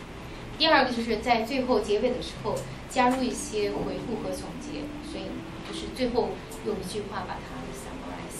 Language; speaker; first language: Chinese; native; Chinese